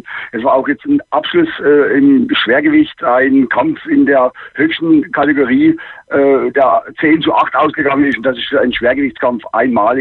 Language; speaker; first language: German; native; German